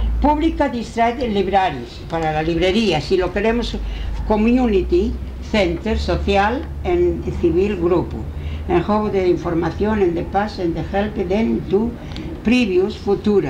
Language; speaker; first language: Spanish; early bilingual, heritage; Spanish